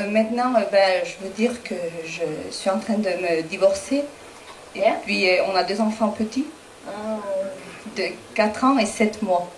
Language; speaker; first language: French; non-native, fluent; Spanish